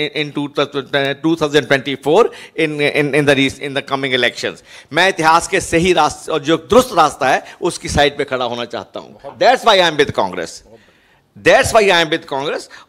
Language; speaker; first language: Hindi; non-native, local second language; Punjabi